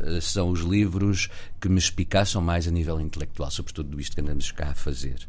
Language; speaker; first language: Portuguese; native; Portuguese